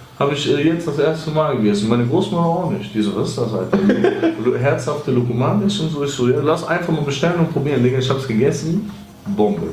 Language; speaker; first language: German; early bilingual, other home language; Greek